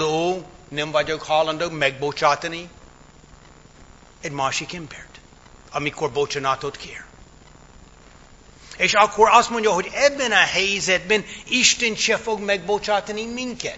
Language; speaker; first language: Hungarian; non-native, fluent; English